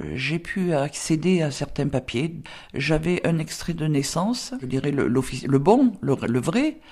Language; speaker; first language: French; native; French